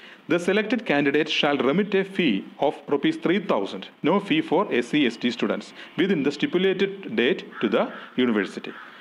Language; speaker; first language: English; non-native, local second language; Malayalam